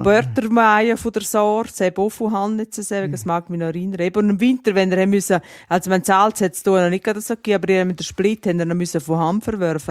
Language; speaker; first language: German; native; German